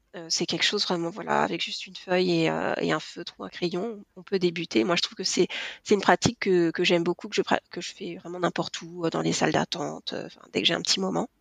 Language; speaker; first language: French; native; French